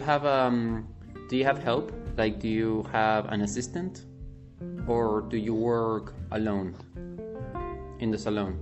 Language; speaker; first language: English; non-native, fluent; Spanish